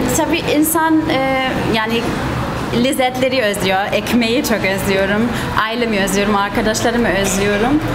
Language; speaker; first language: Turkish; non-native, fluent; German